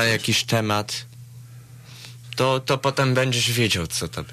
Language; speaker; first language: Polish; early bilingual, heritage; Polish